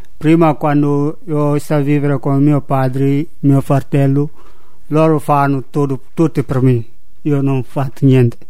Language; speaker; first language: Italian; non-native, learner; Upper Guinea Crioulo